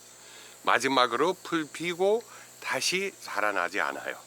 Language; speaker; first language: Korean; non-native, fluent; German